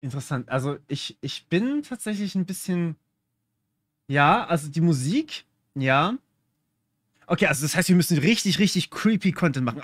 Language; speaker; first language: German; native; German